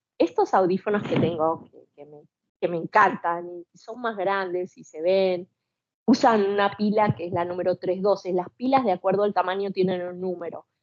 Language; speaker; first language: Spanish; native; Spanish